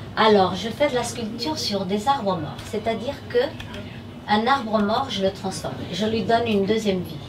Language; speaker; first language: French; non-native, fluent; Portuguese